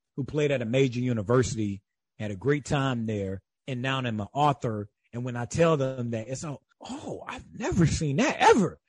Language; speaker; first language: English; native; English